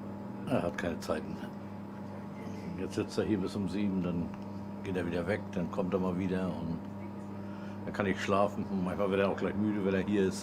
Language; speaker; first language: German; native; German